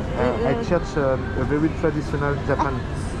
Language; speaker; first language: English; non-native, learner; French